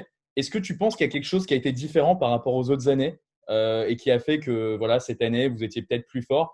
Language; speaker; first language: French; native; French